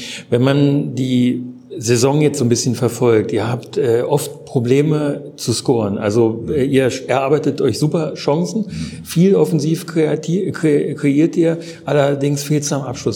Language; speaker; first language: German; native; German